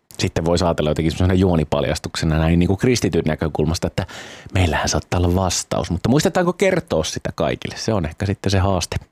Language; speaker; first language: Finnish; native; Finnish